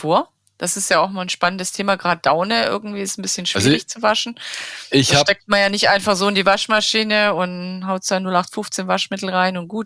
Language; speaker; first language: German; native; German